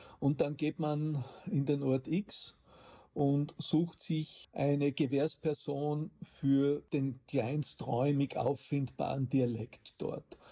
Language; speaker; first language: German; native; German